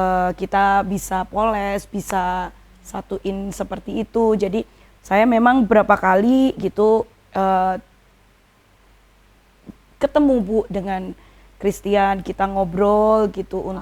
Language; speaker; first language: Indonesian; native; Indonesian